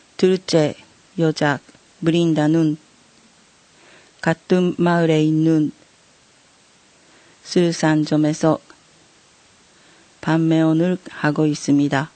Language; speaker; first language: Korean; non-native, learner; Japanese